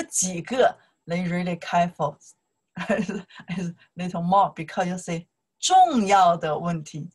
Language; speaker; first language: English; non-native, learner; Chinese